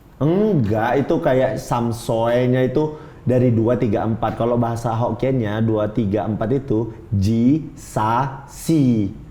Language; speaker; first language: Indonesian; non-native, local second language; Min Nan Chinese